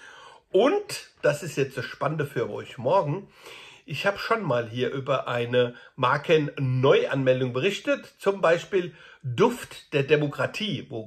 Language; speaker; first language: German; native; German